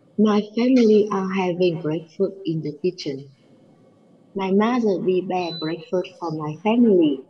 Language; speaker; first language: English; non-native, learner; Vietnamese